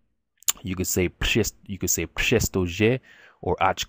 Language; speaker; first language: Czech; non-native, learner; English